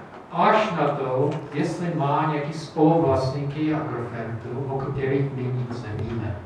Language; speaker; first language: Czech; non-native, fluent; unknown